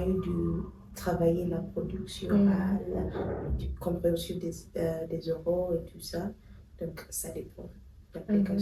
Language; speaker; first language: French; non-native, fluent; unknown